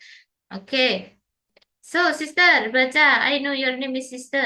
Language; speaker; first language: English; non-native, learner; Indonesian